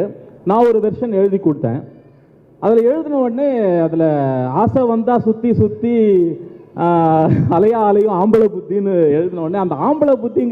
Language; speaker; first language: Tamil; native; Tamil